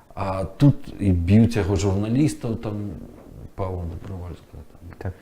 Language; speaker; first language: Belarusian; native; Belarusian